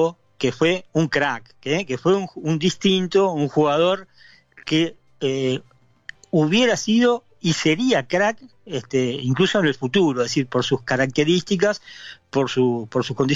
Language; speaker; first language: Spanish; native; Spanish